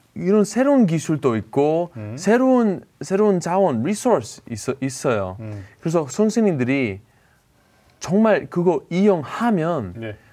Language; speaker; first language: Korean; non-native, learner; Greek